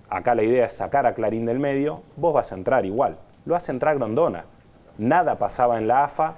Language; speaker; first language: Spanish; native; Spanish